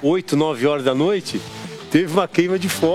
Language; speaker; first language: Portuguese; native; Portuguese